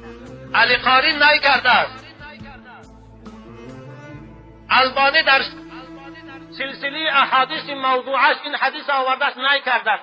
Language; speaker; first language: Persian; native; Persian